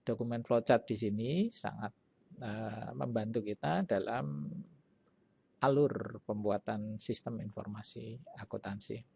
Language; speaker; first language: Indonesian; native; Indonesian